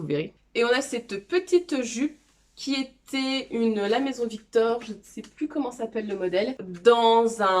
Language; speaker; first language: French; native; French